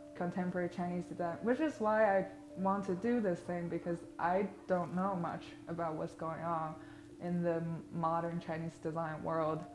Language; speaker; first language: English; non-native, fluent; Chinese